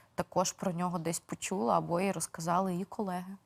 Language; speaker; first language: Ukrainian; native; Ukrainian